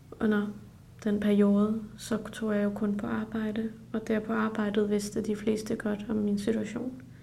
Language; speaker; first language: Danish; early bilingual, other home language; Urdu